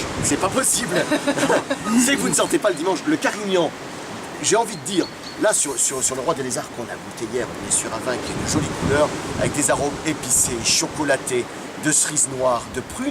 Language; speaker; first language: French; native; French